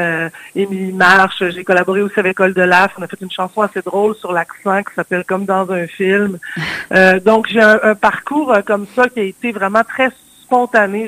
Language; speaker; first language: French; native; French